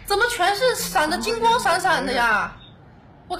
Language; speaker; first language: Chinese; native; Chinese